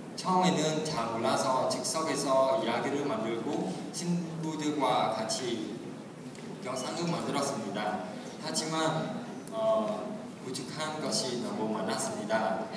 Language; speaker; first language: Korean; non-native, learner; Khmer